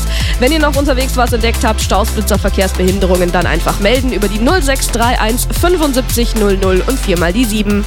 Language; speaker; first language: German; native; German